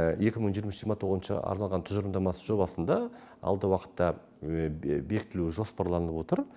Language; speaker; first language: Kazakh; native; Kazakh